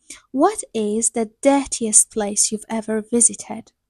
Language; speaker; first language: English; non-native, fluent; Persian